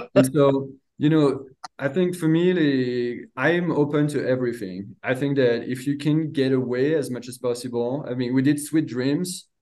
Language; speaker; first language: English; non-native, fluent; French